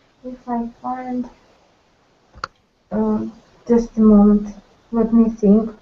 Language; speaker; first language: English; non-native, learner; Russian